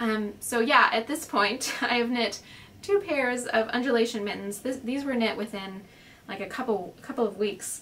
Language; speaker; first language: English; native; English